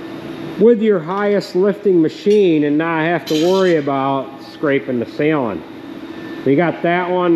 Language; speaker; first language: English; native; English